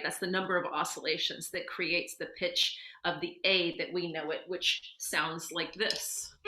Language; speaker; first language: English; native; English